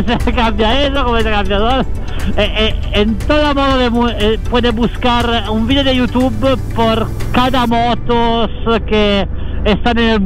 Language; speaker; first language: Spanish; non-native, learner; Italian